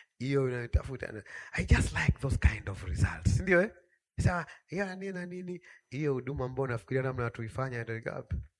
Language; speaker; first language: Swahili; native; Swahili